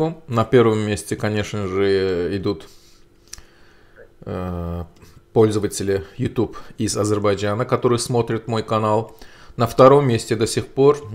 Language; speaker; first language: Russian; non-native, local second language; Azerbaijani